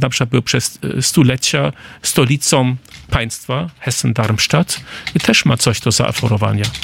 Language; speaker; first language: Polish; non-native, fluent; German